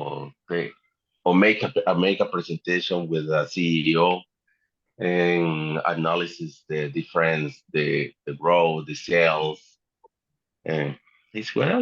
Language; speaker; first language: English; non-native, learner; Spanish